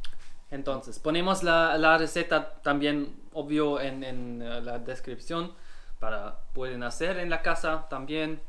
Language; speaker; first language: Spanish; non-native, learner; German